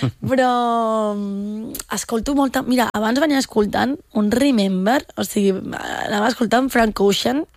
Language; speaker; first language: Catalan; non-native, local second language; Spanish